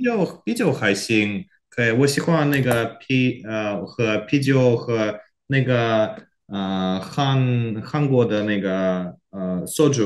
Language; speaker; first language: Chinese; non-native, learner; Korean